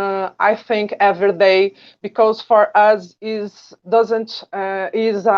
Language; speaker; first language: English; non-native, learner; Portuguese